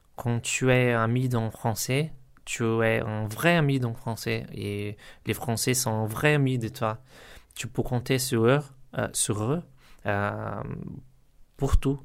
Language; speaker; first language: French; non-native, learner; Portuguese